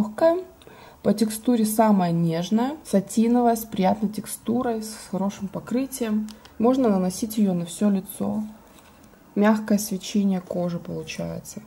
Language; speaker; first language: Russian; native; Russian